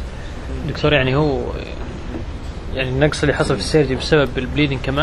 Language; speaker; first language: Arabic; native; Arabic